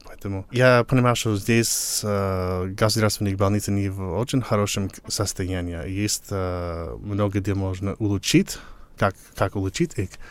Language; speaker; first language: Russian; non-native, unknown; English